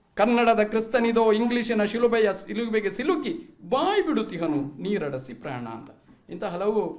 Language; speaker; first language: Kannada; non-native, local second language; Malayalam